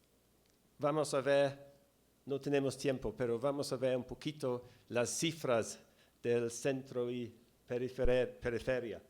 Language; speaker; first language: Spanish; non-native, fluent; English